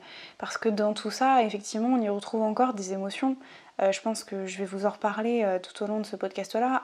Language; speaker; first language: French; native; French